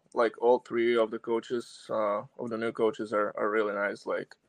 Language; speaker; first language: English; non-native, fluent; Slovak